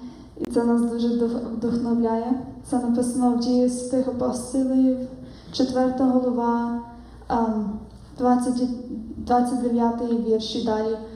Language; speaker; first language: Ukrainian; early bilingual, heritage; Ukrainian